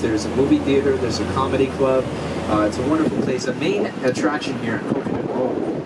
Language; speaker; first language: English; early bilingual, other home language; Spanish